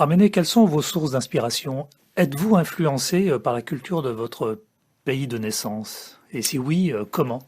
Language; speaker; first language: French; native; French